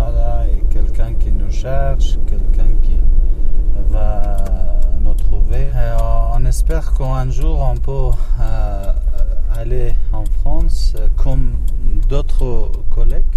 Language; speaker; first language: French; non-native, learner; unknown